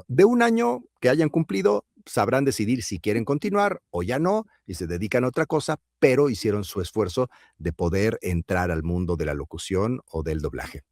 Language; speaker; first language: Spanish; native; Spanish